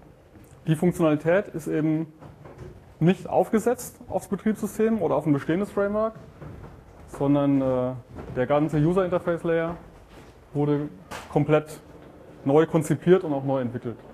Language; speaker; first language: German; native; German